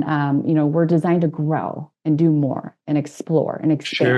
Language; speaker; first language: English; native; English